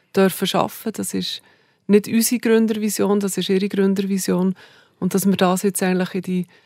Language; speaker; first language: German; native; German